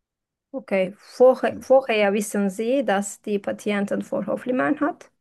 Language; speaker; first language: German; non-native, fluent; Turkish